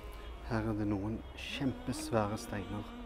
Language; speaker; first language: Norwegian; early bilingual, other home language; Urdu